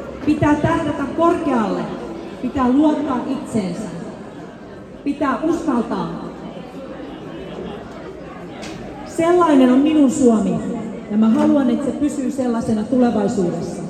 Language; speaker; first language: Finnish; early bilingual, other home language; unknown